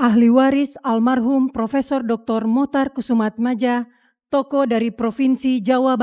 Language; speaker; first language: Indonesian; native; Indonesian